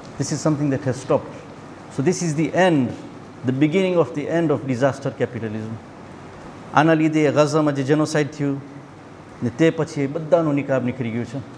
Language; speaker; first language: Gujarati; early bilingual, heritage; Gujarati